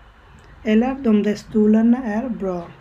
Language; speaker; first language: Swedish; non-native, learner; Bangla